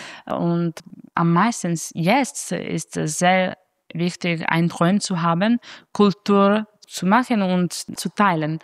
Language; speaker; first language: German; non-native, fluent; Italian